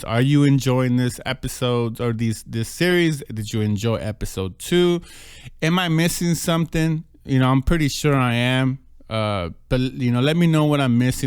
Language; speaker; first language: English; native; English